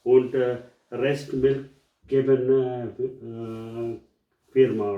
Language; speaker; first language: German; non-native, learner; Tamil